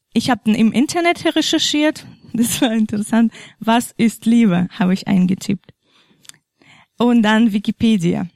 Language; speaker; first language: German; non-native, fluent; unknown